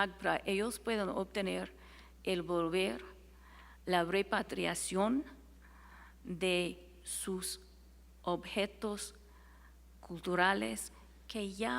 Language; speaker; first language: Spanish; non-native, fluent; English